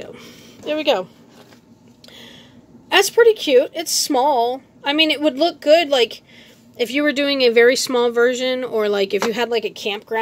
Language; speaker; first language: English; native; English